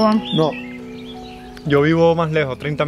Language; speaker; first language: Spanish; native; Spanish